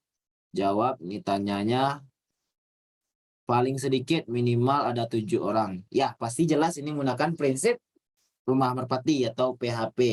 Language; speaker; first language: Indonesian; native; Indonesian